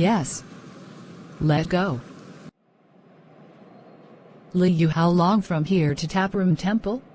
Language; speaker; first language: English; non-native, learner; Khmer